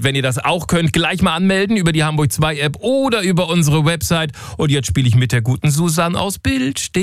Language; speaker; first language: German; native; German